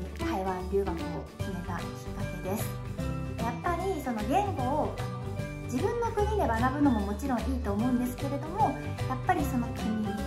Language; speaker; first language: Japanese; native; Japanese